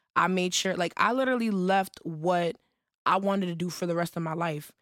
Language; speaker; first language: English; early bilingual, other home language; Haitian Creole